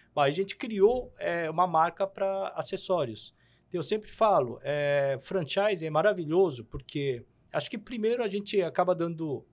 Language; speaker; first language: Portuguese; early bilingual, other home language; Korean